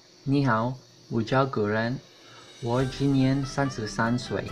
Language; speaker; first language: Chinese; non-native, fluent; Filipino